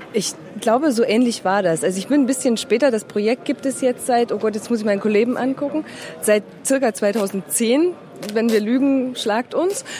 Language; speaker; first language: German; native; German